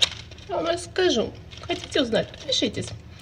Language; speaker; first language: Russian; non-native, fluent; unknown